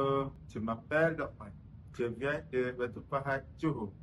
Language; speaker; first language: French; non-native, learner; Malay